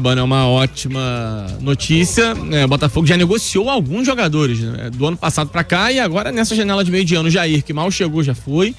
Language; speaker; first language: Portuguese; native; Portuguese